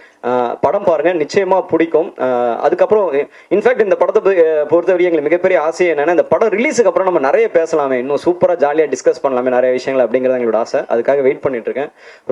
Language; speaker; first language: Tamil; native; Tamil